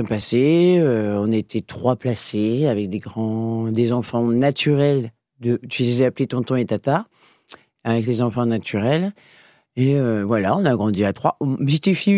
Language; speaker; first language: French; native; French